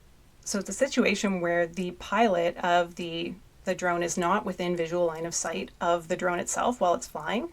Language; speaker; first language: English; native; English